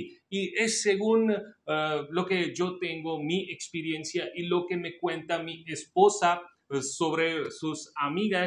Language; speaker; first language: Spanish; non-native, local second language; Hindi